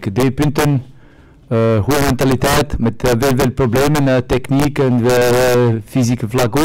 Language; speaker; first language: Dutch; non-native, fluent; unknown